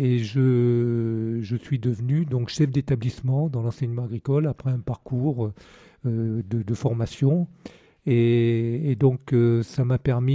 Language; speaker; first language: French; native; French